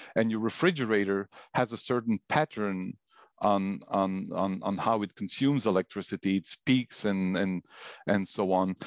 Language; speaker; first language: English; non-native, fluent; Dutch